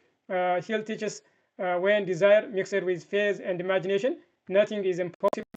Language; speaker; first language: English; non-native, fluent; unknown